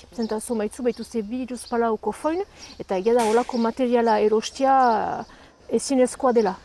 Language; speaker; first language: Basque; native; Basque